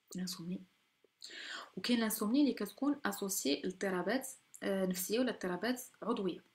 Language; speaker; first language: French; non-native, local second language; Arabic